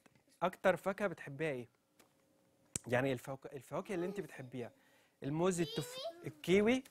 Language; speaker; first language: Arabic; native; Arabic